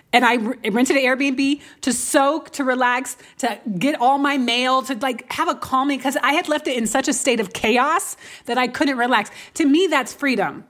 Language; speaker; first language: English; native; English